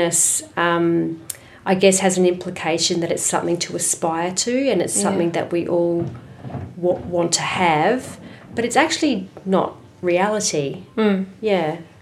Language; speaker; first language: English; native; English